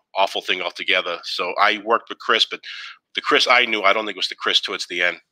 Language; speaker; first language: English; native; English